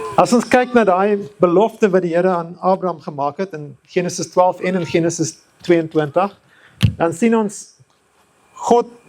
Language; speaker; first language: Afrikaans; non-native, local second language; English